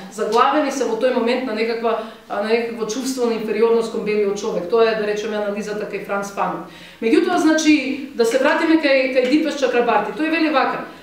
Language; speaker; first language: Macedonian; native; Macedonian